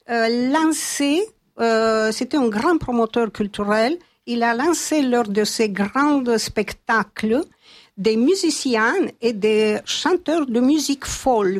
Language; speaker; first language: French; non-native, fluent; Romanian